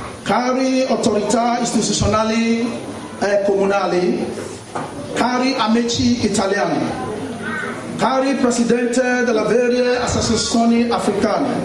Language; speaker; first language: Italian; non-native, fluent; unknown